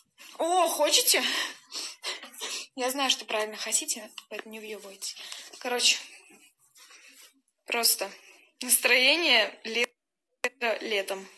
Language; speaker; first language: Russian; native; Russian